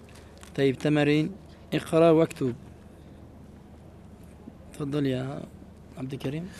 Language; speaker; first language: Arabic; non-native, fluent; French